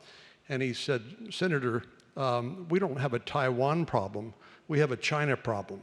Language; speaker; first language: English; native; English